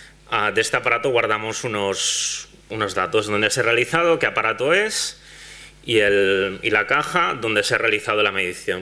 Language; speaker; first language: Spanish; non-native, local second language; Catalan